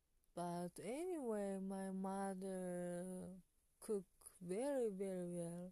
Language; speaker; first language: English; non-native, learner; Japanese